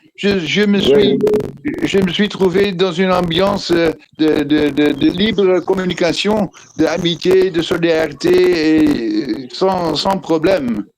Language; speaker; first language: French; non-native, fluent; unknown